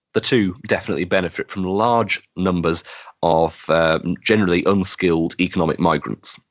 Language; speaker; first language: English; native; English